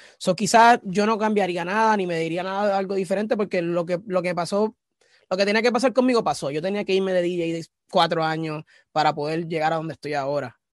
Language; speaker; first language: Spanish; native; Spanish